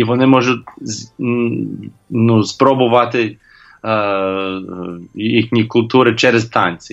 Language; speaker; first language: Ukrainian; non-native, learner; English